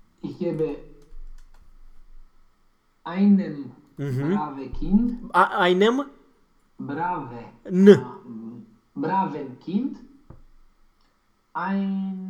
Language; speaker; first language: German; non-native, learner; Romanian